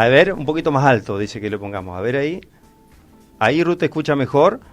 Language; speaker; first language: Spanish; native; Spanish